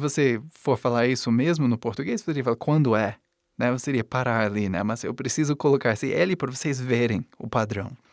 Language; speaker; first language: Portuguese; non-native, fluent; English